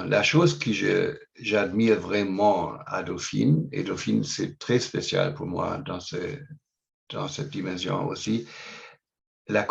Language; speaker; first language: French; non-native, fluent; English